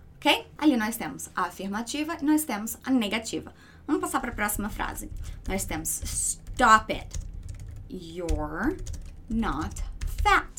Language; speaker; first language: Portuguese; native; Portuguese